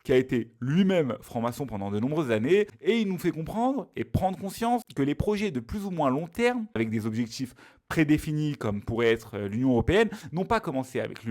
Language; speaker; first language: French; native; French